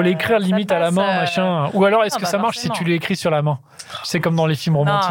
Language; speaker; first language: French; native; French